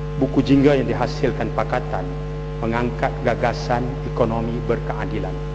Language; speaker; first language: Malay; native; Malay